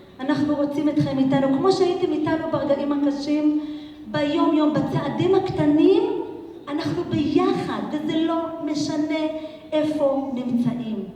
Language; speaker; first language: Hebrew; native; Hebrew